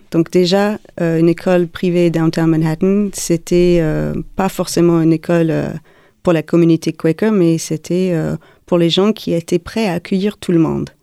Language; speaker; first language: French; non-native, fluent; English